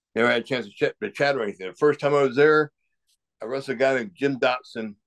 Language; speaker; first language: English; native; English